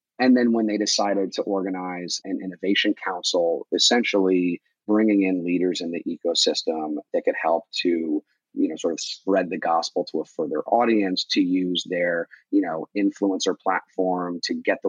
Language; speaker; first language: English; native; English